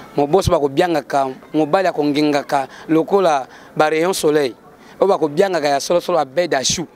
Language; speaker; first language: Lingala; native; Lingala